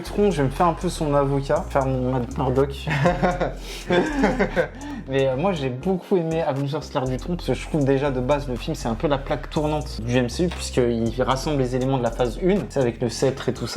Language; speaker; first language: French; native; French